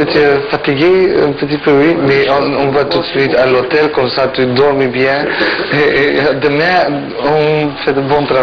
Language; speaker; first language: French; non-native, learner; Turkish